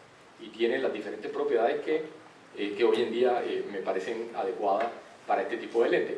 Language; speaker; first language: Spanish; native; Spanish